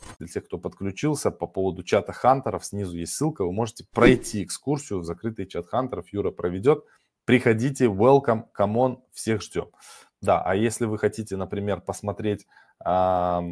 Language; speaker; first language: Russian; native; Russian